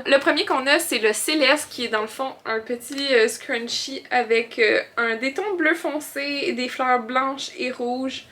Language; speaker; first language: French; native; French